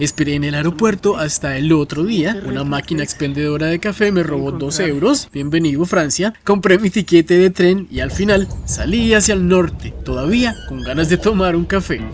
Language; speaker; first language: Spanish; native; Spanish